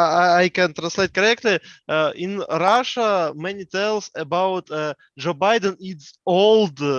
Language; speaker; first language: English; non-native, learner; Russian